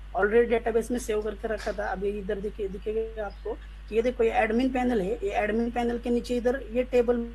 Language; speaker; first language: Hindi; non-native, local second language; Marathi